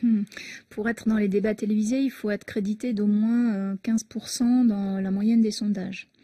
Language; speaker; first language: French; native; French